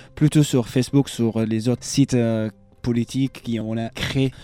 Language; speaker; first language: French; non-native, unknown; Arabic